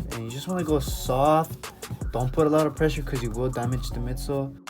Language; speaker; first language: English; native; English